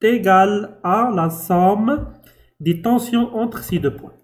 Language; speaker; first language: French; non-native, local second language; Arabic